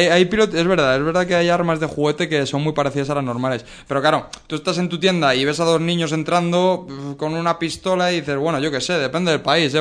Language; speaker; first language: Spanish; native; Spanish